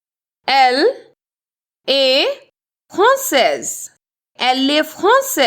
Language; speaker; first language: French; non-native, fluent; Hindi